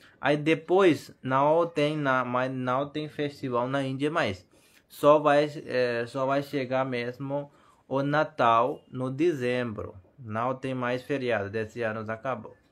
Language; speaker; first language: Portuguese; non-native, learner; Hindi